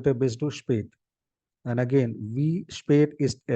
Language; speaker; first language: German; non-native, fluent; Hindi